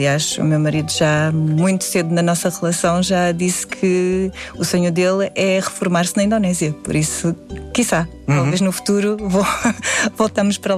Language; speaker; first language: Portuguese; early bilingual, other home language; Indonesian